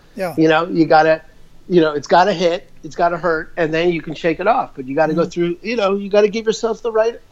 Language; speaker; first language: English; native; English